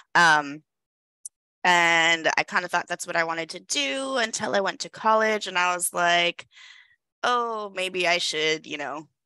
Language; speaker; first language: English; native; English